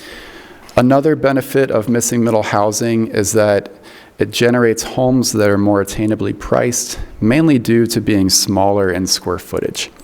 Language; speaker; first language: English; native; English